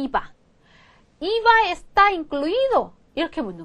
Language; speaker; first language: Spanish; non-native, fluent; Korean